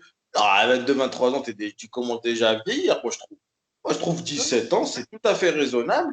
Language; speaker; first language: French; native; French